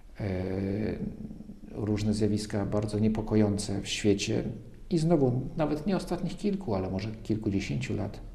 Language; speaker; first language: Polish; native; Polish